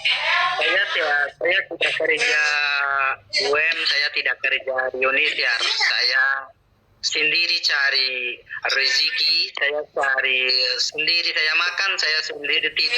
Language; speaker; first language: Indonesian; non-native, learner; Rohingya